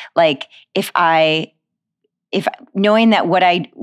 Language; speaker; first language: English; native; English